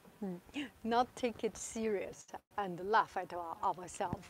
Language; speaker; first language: English; non-native, fluent; Chinese